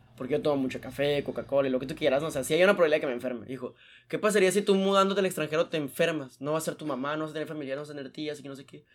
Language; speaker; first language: Spanish; native; Spanish